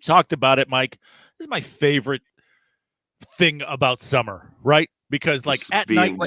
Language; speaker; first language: English; native; English